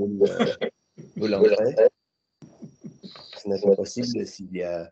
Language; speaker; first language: French; non-native, learner; English